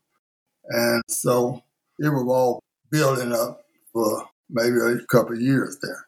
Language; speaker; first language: English; native; English